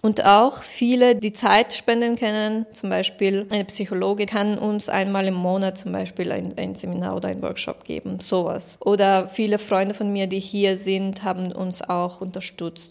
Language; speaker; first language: German; non-native, fluent; Persian